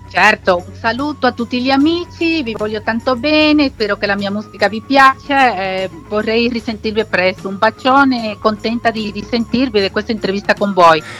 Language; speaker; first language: Italian; non-native, fluent; Spanish